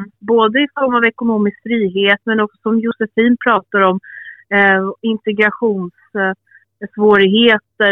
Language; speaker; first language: Swedish; early bilingual, other home language; Albanian